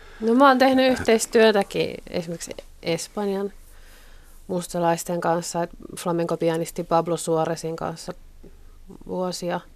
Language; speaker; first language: Finnish; native; Finnish